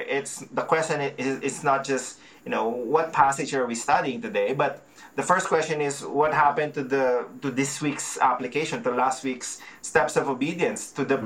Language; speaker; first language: English; non-native, local second language; Filipino